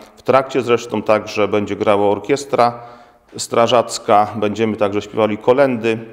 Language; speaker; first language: Polish; native; Polish